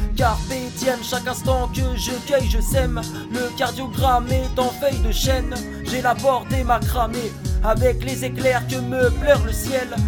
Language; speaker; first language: French; native; French